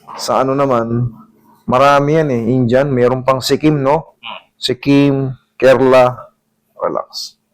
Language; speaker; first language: Filipino; native; Filipino